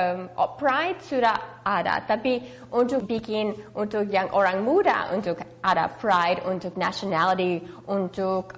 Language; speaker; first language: Indonesian; early bilingual, heritage; English